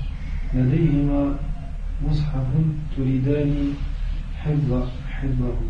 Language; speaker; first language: Arabic; non-native, learner; French